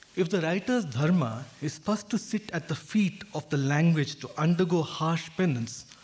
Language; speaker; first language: English; non-native, local second language; Hindi